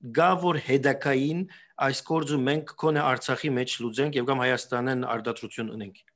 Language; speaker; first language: Armenian; early bilingual, heritage; Armenian